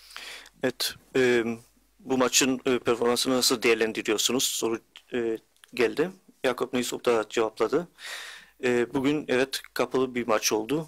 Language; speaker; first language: Turkish; early bilingual, heritage; Turkish